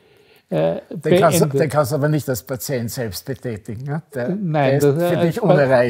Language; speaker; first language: German; native; German